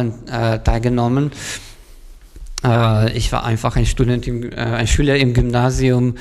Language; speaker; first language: German; non-native, fluent; Hungarian